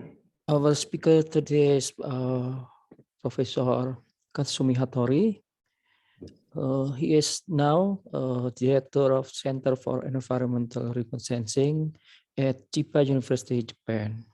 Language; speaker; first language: English; non-native, fluent; Indonesian